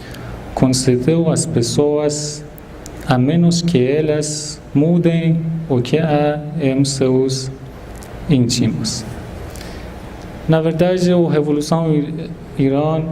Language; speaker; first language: Portuguese; non-native, fluent; Persian